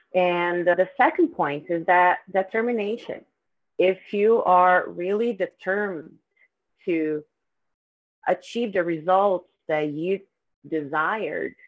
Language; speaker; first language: English; non-native, fluent; Portuguese